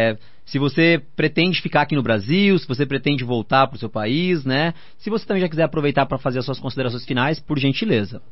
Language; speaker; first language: Portuguese; native; Portuguese